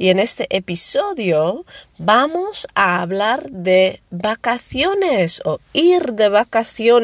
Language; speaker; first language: Spanish; non-native, fluent; Dutch